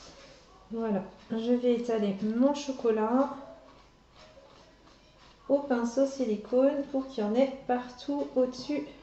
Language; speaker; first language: French; native; French